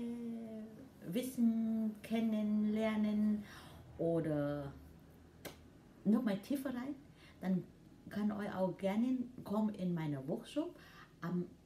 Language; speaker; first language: German; non-native, learner; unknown